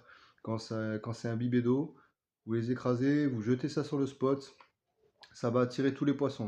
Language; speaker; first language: French; native; French